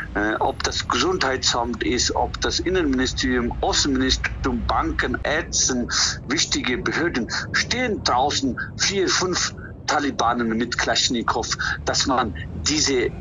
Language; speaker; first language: German; non-native, fluent; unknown